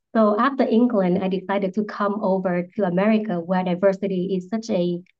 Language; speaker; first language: English; non-native, fluent; Vietnamese